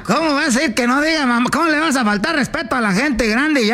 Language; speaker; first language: Spanish; native; Spanish